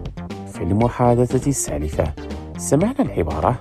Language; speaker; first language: Arabic; non-native, fluent; Indonesian